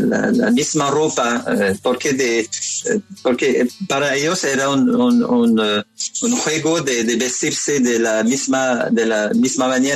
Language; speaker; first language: Spanish; non-native, learner; French